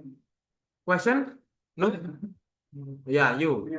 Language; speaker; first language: English; non-native, learner; Indonesian